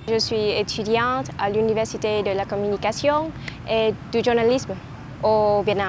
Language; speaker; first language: French; non-native, learner; Vietnamese